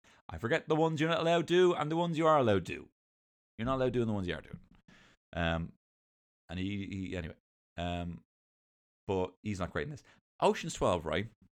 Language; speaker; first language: English; native; English